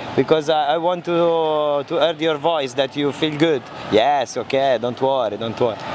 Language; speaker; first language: English; non-native, learner; Italian